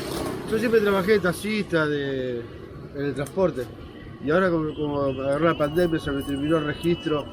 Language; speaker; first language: Spanish; native; Spanish